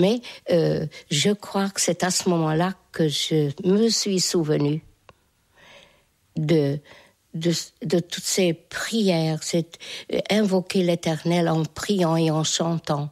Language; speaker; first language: French; non-native, fluent; Hungarian